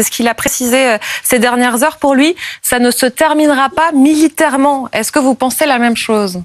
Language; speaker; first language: French; native; French